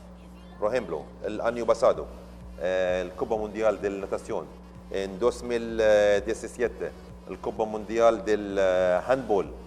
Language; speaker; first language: Spanish; non-native, learner; Arabic